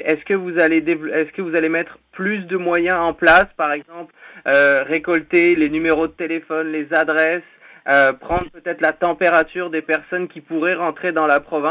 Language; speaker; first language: French; native; French